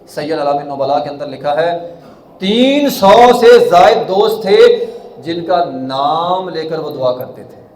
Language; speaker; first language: Urdu; non-native, local second language; Punjabi